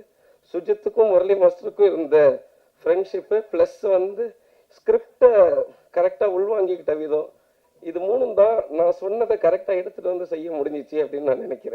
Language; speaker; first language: Tamil; native; Tamil